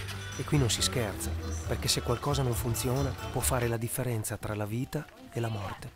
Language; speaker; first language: Italian; native; Italian